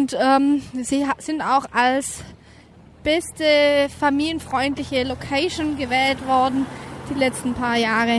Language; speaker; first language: German; native; German